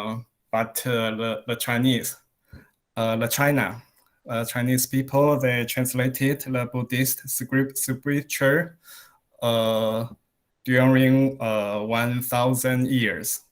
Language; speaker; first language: English; non-native, learner; Chinese